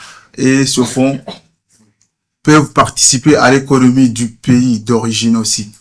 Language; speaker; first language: French; non-native, fluent; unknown